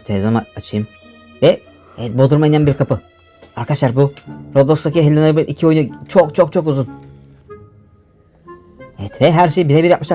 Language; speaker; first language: Turkish; native; Turkish